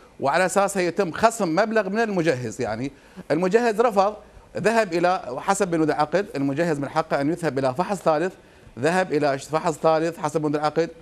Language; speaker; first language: Arabic; native; Arabic